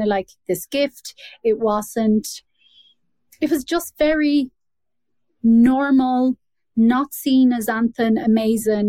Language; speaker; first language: English; native; English